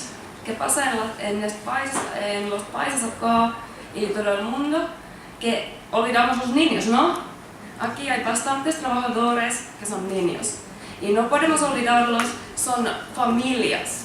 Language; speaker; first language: Spanish; non-native, learner; Finnish